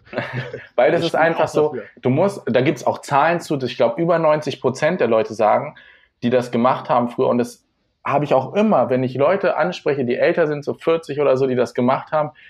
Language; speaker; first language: German; native; German